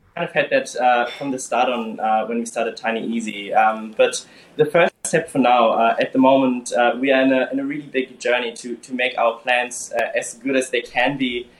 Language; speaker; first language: English; early bilingual, other home language; German